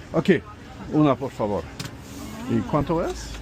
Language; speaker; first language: Spanish; non-native, learner; English